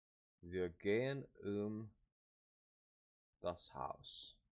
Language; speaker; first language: German; non-native, learner; English